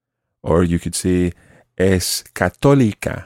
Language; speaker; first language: Spanish; non-native, fluent; English